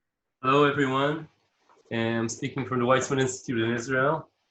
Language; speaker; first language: English; non-native, fluent; Hebrew